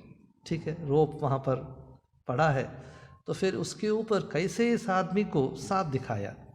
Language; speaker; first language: Hindi; non-native, local second language; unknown